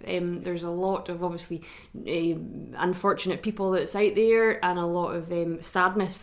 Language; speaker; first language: English; native; English